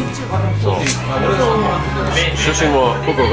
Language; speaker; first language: Japanese; non-native, learner; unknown